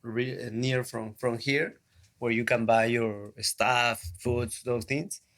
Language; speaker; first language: English; non-native, learner; Spanish